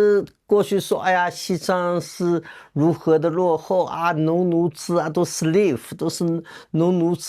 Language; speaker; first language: Chinese; native; Chinese